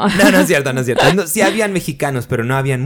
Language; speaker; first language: Spanish; early bilingual, other home language; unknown